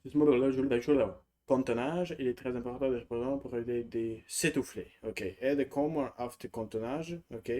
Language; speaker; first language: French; non-native, learner; Russian